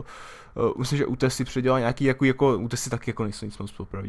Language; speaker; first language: Czech; native; Czech